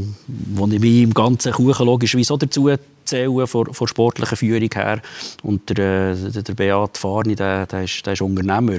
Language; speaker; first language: German; native; German